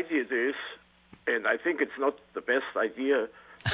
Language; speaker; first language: English; non-native, fluent; German